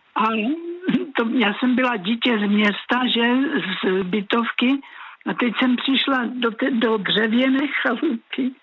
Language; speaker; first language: Czech; native; Czech